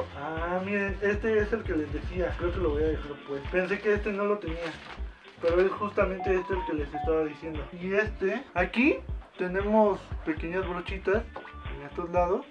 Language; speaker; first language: Spanish; native; Spanish